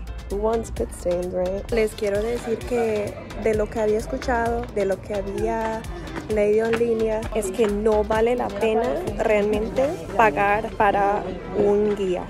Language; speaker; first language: Spanish; non-native, fluent; English